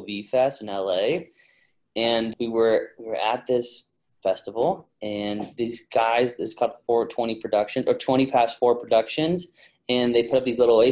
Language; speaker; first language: English; native; English